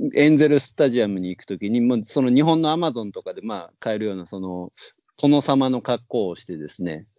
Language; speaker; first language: Japanese; native; Japanese